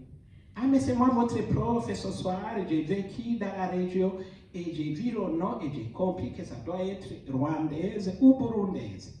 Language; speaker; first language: French; non-native, local second language; Rundi